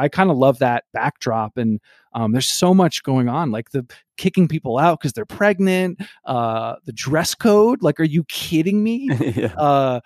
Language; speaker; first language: English; native; English